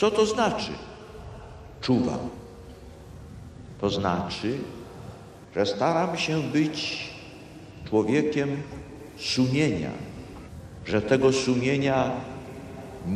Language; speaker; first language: Polish; native; Polish